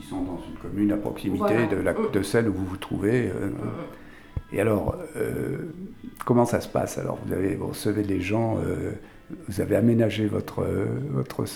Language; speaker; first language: French; native; French